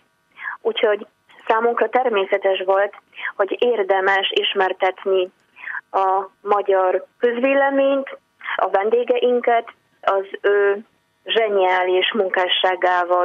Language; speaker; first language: Hungarian; non-native, fluent; Polish